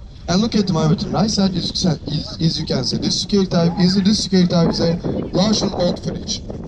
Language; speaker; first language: English; non-native, learner; Turkish